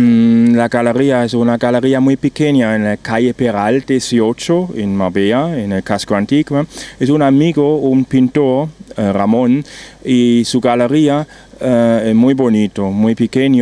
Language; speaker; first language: Spanish; non-native, learner; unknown